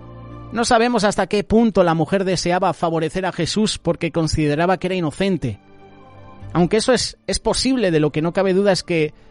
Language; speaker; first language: Spanish; native; Spanish